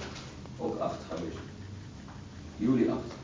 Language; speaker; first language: Dutch; non-native, learner; Arabic